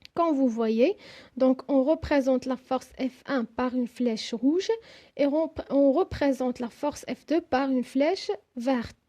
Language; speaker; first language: French; non-native, local second language; Arabic